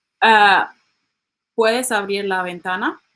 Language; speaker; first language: Spanish; non-native, learner; English